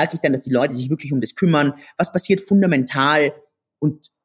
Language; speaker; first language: German; native; German